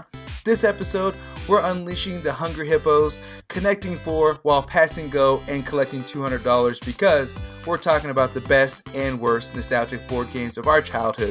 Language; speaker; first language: English; native; English